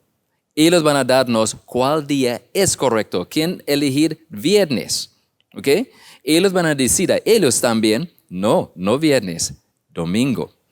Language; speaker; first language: Spanish; non-native, learner; English